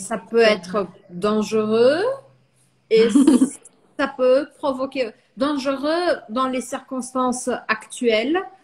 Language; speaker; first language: French; non-native, fluent; Portuguese